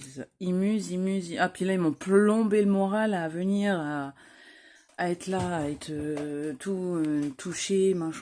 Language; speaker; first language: French; native; French